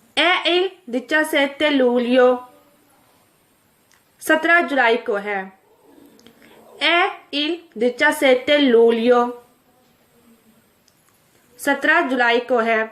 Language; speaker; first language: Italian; non-native, fluent; Urdu